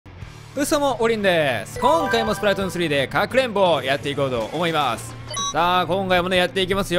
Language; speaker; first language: Japanese; native; Japanese